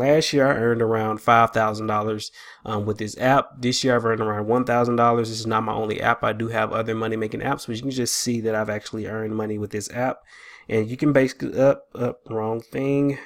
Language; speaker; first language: English; native; English